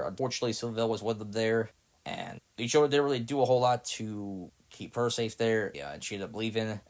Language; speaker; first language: English; native; English